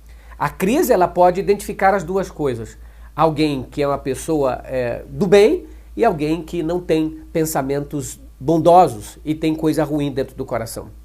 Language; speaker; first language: Portuguese; native; Portuguese